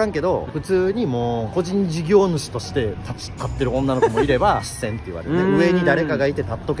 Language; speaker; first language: Japanese; native; Japanese